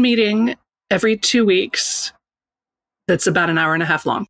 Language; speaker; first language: English; native; English